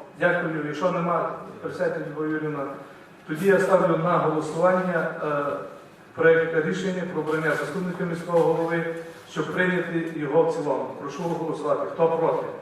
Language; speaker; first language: Ukrainian; native; Ukrainian